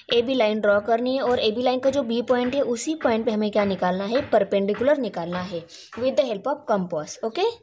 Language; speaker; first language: Hindi; non-native, local second language; Marathi